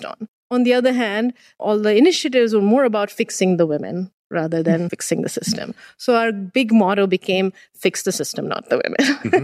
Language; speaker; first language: English; non-native, local second language; Bangla